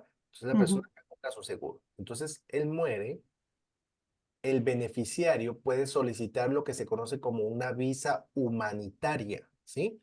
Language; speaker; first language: Spanish; native; Spanish